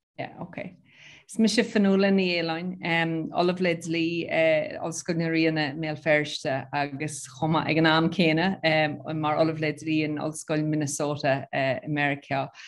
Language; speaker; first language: Irish; native; Irish